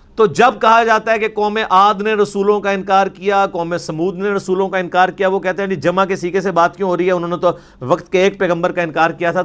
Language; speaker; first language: Urdu; non-native, local second language; Punjabi